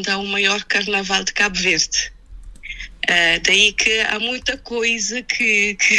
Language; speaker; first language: Portuguese; non-native, local second language; Kabuverdianu